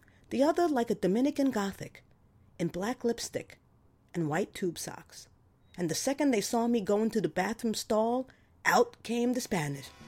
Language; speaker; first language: English; native; English